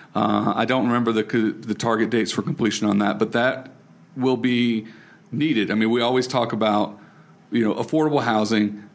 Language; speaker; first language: English; native; English